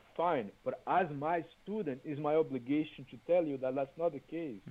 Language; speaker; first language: English; non-native, fluent; Portuguese